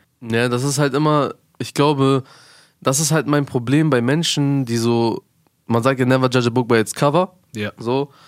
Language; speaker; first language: German; early bilingual, other home language; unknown